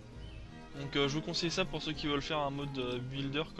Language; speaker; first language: French; native; French